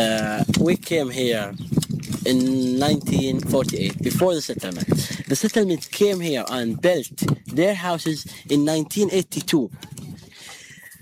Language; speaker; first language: English; non-native, fluent; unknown